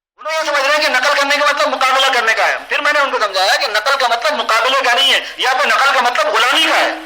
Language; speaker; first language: Urdu; native; Urdu